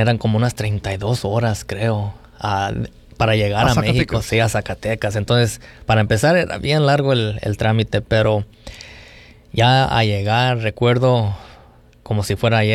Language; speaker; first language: Spanish; early bilingual, heritage; Spanish